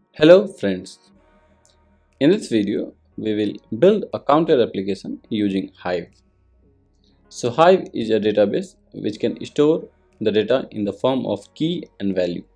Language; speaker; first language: English; non-native, local second language; Hindi